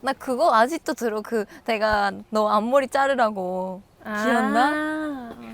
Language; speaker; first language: Korean; non-native, fluent; Japanese